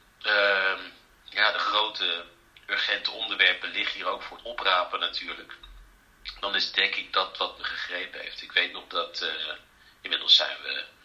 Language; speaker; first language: Dutch; native; Dutch